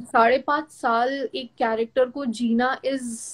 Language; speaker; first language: Hindi; non-native, local second language; Gujarati